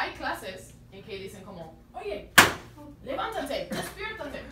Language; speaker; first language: Spanish; non-native, fluent; English